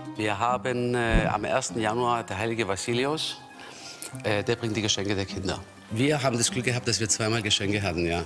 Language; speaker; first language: German; early bilingual, other home language; Greek